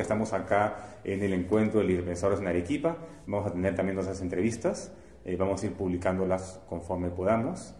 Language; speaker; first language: Spanish; native; Spanish